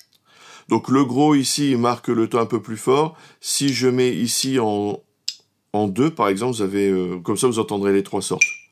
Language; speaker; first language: French; native; French